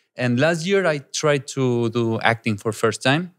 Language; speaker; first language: English; non-native, fluent; Spanish